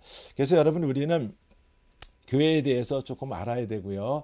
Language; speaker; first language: Korean; native; Korean